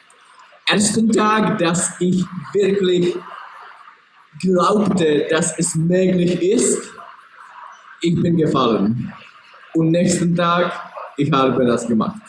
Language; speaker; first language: German; non-native, learner; Czech